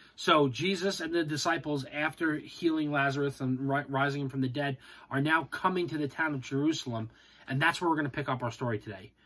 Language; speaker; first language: English; native; English